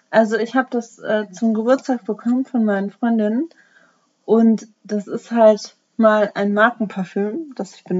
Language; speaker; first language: German; native; German